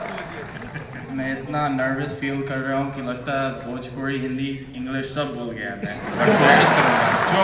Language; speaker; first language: Hindi; non-native, fluent; English